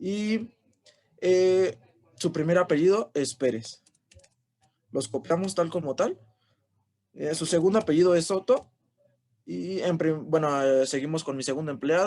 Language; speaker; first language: Spanish; native; Spanish